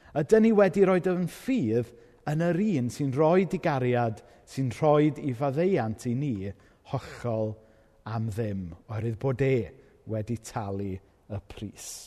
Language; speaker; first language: Welsh; native; Welsh